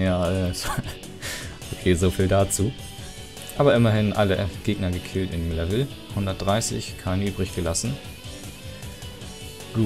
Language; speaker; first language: German; native; German